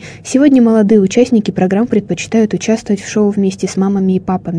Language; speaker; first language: Russian; native; Russian